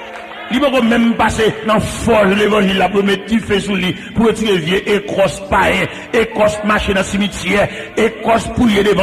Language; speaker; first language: French; non-native, local second language; Haitian Creole